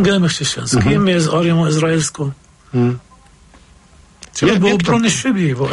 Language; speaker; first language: Polish; non-native, fluent; Arabic